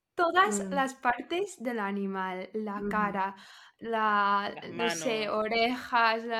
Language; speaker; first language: Spanish; non-native, fluent; English